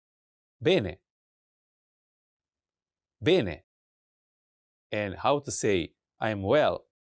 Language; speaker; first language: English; non-native, fluent; Italian